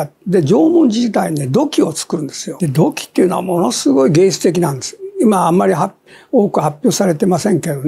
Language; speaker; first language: Japanese; native; Japanese